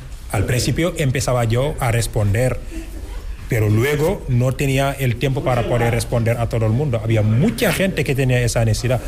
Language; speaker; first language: Spanish; non-native, fluent; Wolof